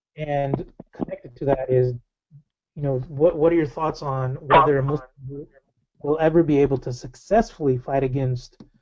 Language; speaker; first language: English; native; English